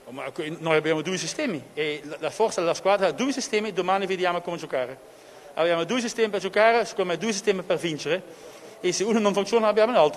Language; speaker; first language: Italian; non-native, fluent; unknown